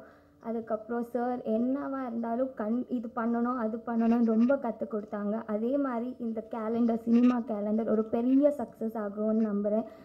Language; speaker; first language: Tamil; non-native, learner; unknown